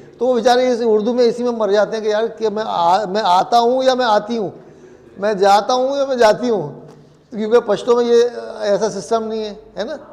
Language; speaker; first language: Urdu; native; Urdu